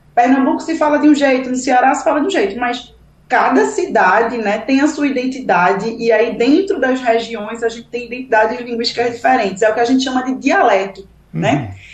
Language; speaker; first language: Portuguese; native; Portuguese